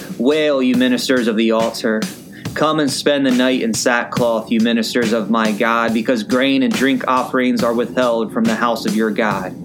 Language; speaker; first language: English; native; English